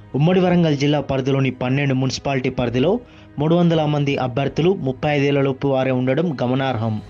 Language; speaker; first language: Telugu; native; Telugu